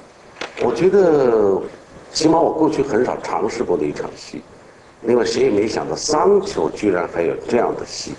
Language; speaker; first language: Chinese; native; Chinese